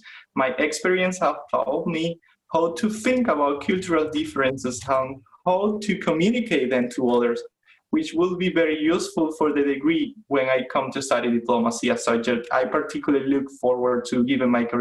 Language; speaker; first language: English; non-native, fluent; Spanish